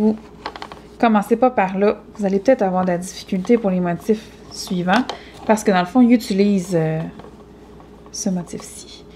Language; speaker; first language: French; native; French